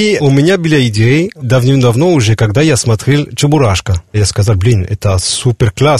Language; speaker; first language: Russian; non-native, learner; French